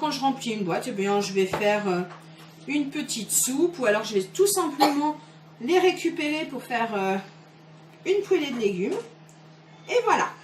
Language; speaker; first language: French; native; French